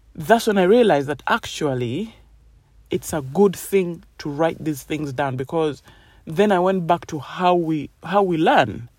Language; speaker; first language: English; non-native, local second language; Ganda